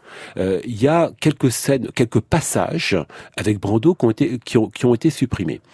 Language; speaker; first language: French; native; French